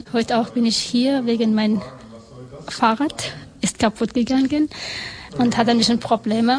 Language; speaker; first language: German; non-native, learner; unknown